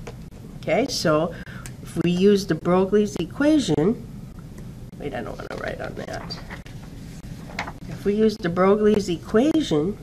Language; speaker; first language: English; native; English